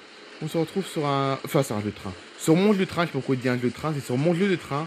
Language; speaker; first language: French; native; French